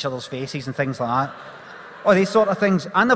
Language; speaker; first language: English; native; English